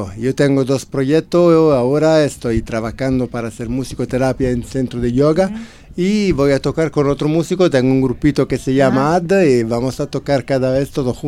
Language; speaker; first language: Spanish; non-native, fluent; Italian